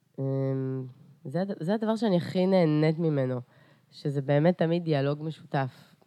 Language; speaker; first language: Hebrew; early bilingual, other home language; Russian